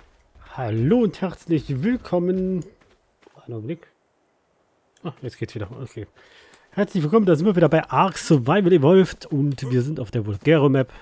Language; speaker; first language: German; native; German